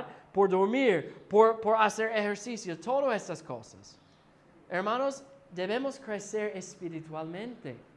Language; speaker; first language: Spanish; non-native, fluent; English